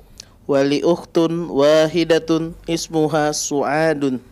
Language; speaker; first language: Arabic; non-native, learner; Indonesian